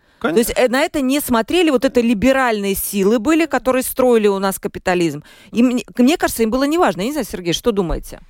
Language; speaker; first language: Russian; native; Russian